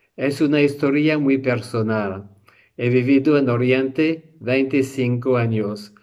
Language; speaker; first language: Spanish; non-native, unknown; English